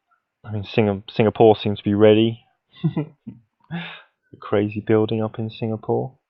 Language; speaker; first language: English; native; English